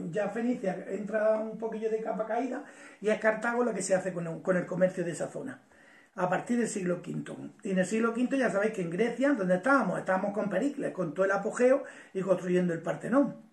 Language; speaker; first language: Spanish; native; Spanish